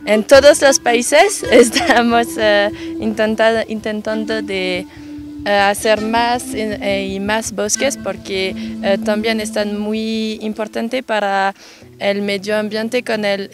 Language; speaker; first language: Spanish; non-native, learner; French